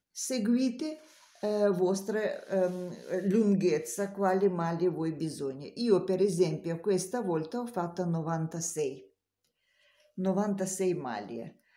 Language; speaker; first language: Italian; non-native, learner; Russian